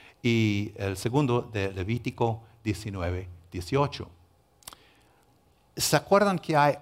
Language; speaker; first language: Spanish; non-native, fluent; English